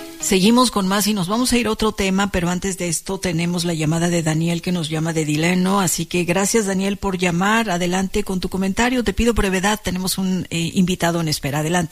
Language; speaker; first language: Spanish; native; Spanish